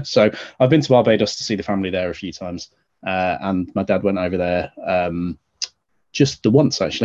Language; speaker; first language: English; native; English